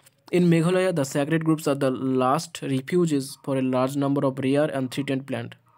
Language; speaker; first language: English; non-native, local second language; Bangla